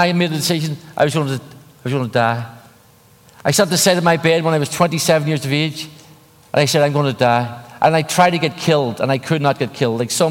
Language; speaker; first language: English; native; English